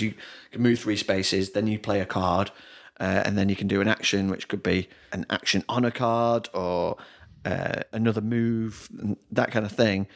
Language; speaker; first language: English; native; English